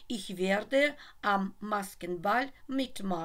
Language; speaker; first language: German; non-native, fluent; Russian